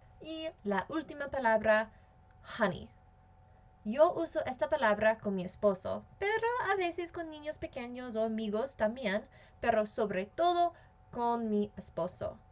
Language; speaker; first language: Spanish; non-native, fluent; English